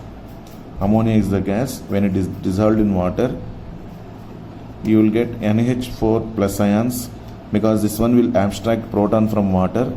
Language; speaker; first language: English; non-native, local second language; Telugu